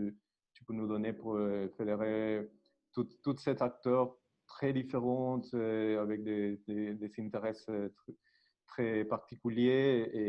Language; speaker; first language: French; non-native, learner; Spanish